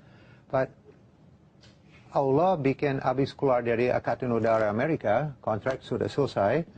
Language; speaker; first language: Indonesian; non-native, learner; English